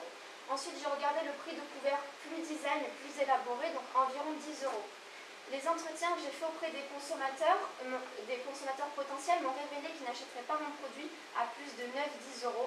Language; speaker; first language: French; native; French